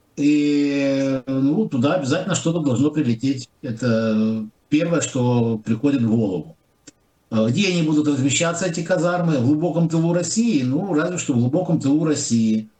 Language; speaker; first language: Russian; non-native, local second language; Ukrainian